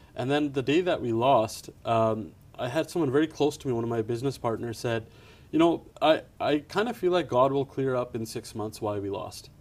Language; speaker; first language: English; early bilingual, other home language; Punjabi